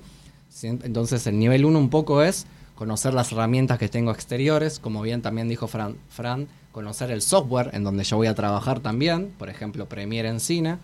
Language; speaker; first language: Spanish; native; Spanish